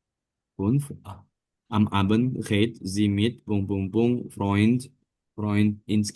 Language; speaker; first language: German; non-native, learner; Indonesian